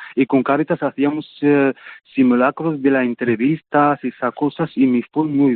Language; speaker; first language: Spanish; non-native, fluent; Arabic